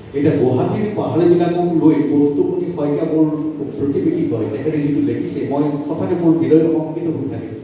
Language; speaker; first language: Assamese; native; Assamese